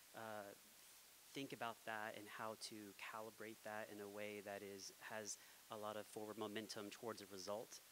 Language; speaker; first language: English; native; English